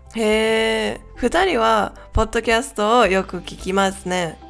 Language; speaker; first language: Japanese; non-native, learner; Malay